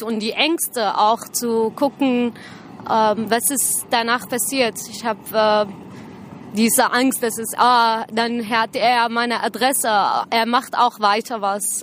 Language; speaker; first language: German; non-native, learner; Arabic